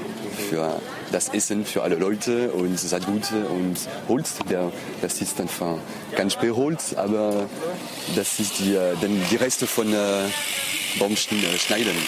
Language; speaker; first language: German; non-native, fluent; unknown